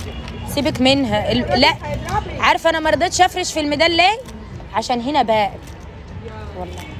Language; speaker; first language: Arabic; native; Arabic